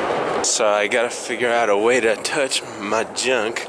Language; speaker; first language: English; native; English